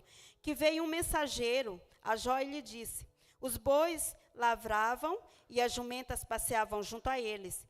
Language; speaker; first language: Portuguese; native; Portuguese